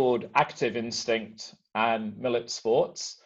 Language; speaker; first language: English; native; English